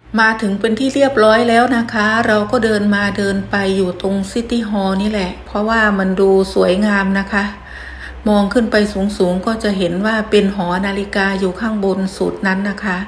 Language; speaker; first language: Thai; native; Thai